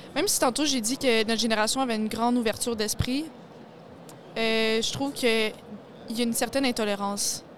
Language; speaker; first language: French; native; French